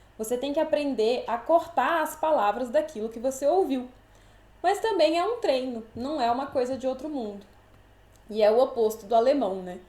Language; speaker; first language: Portuguese; native; Portuguese